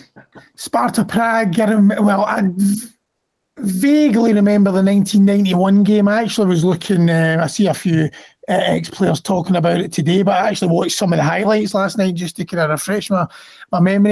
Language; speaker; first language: English; native; English